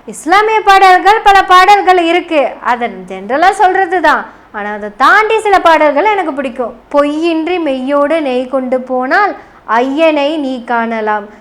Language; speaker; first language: Tamil; non-native, local second language; Malayalam